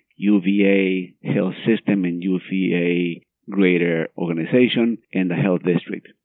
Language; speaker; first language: English; non-native, fluent; Spanish